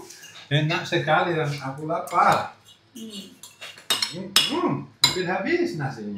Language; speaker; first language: Indonesian; non-native, learner; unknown